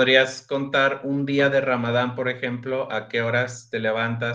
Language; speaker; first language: Spanish; native; Spanish